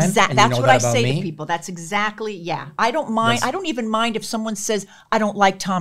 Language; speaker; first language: English; native; English